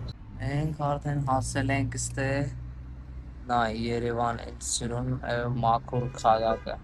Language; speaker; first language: Armenian; non-native, learner; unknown